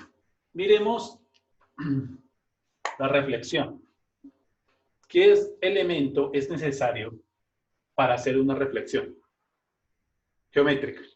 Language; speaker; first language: Spanish; native; Spanish